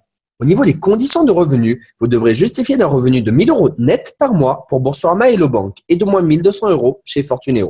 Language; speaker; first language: French; native; French